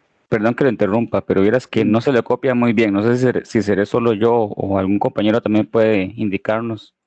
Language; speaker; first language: Spanish; native; Spanish